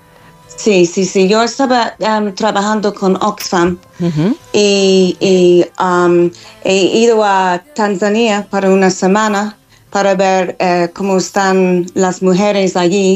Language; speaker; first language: Spanish; non-native, fluent; English